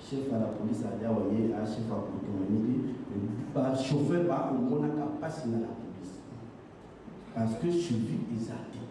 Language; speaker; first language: French; non-native, learner; Lingala